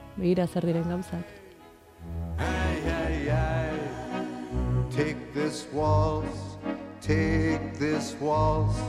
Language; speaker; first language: Basque; non-native, local second language; Spanish